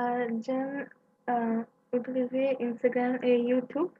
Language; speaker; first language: French; non-native, learner; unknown